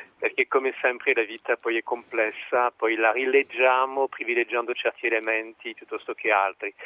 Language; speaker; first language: Italian; non-native, fluent; French